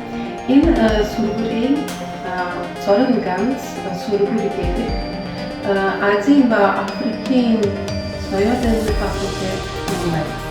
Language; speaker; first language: Mongolian; non-native, learner; Polish